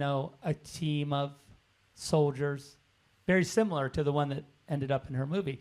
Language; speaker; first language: English; native; English